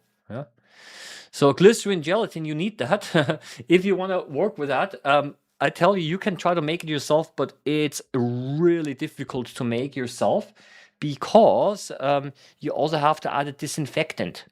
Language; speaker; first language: English; non-native, fluent; German